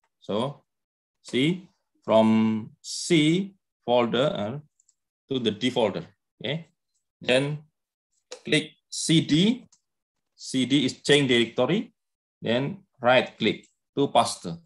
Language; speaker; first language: English; non-native, learner; Indonesian